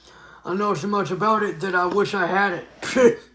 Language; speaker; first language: English; native; English